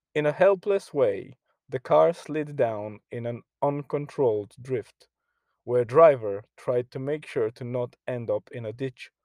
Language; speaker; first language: English; non-native, fluent; Polish